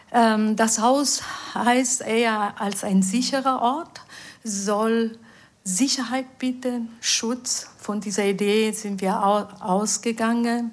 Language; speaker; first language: German; non-native, fluent; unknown